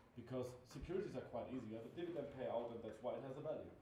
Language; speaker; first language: English; non-native, fluent; German